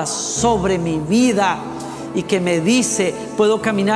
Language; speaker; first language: Spanish; native; Spanish